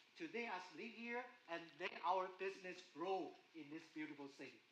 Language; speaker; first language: English; non-native, fluent; Chinese